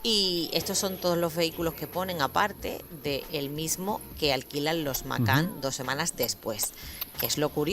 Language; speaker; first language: Spanish; native; Spanish